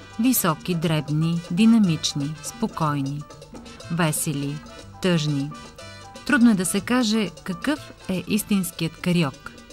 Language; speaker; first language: Bulgarian; native; Bulgarian